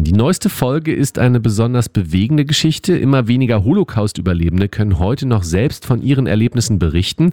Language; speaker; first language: German; native; German